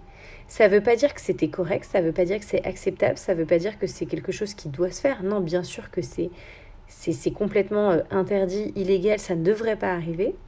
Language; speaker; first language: French; native; French